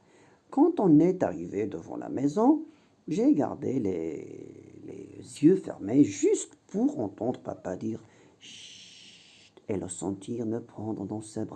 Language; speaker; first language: French; non-native, local second language; Arabic